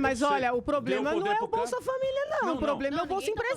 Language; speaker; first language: Portuguese; native; Portuguese